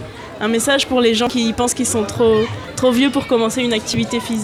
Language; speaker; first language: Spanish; non-native, fluent; French